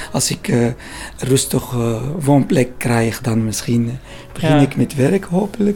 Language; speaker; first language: Dutch; non-native, learner; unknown